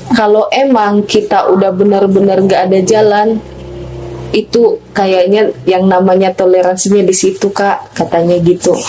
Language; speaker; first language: Indonesian; non-native, local second language; Batak Toba